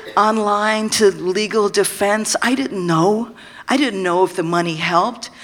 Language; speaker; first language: English; native; English